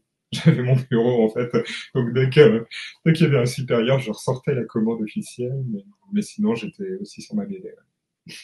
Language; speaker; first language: French; native; French